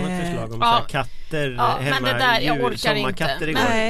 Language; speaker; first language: Swedish; native; Swedish